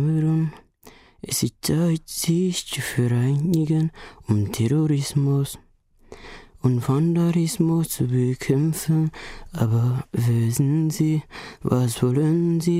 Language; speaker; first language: German; non-native, learner; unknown